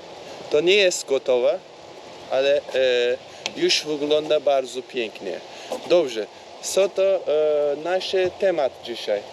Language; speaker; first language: Polish; non-native, learner; Turkish